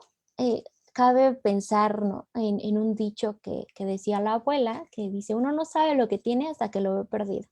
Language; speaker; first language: Spanish; native; Spanish